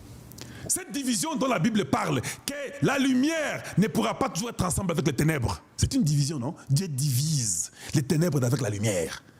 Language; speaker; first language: French; non-native, local second language; Lingala